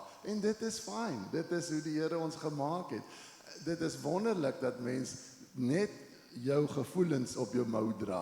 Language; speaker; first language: Afrikaans; native; Afrikaans